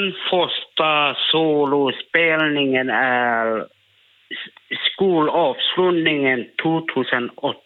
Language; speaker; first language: Swedish; non-native, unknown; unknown